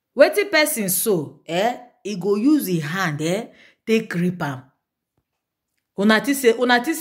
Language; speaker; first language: Nigerian Pidgin; non-native, local second language; Yoruba